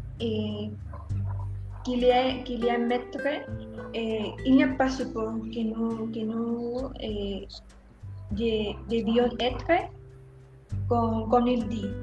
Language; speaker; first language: French; non-native, learner; Spanish